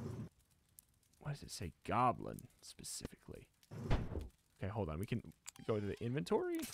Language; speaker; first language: English; native; English